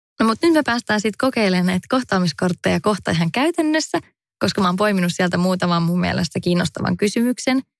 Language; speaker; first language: Finnish; native; Finnish